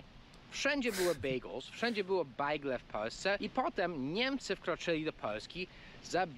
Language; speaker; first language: Polish; non-native, fluent; English